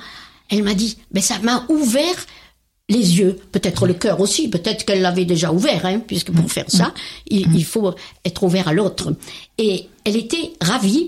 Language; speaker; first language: French; native; French